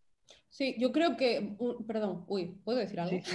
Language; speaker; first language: Spanish; native; Spanish